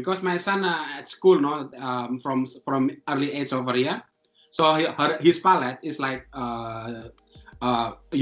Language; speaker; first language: English; non-native, fluent; Indonesian